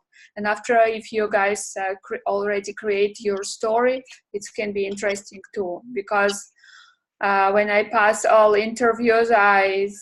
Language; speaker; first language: English; non-native, learner; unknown